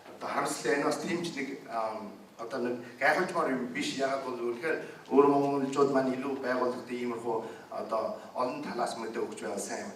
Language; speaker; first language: Mongolian; native; Mongolian